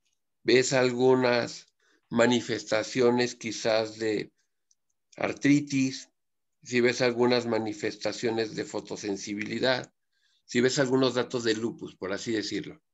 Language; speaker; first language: Spanish; native; Spanish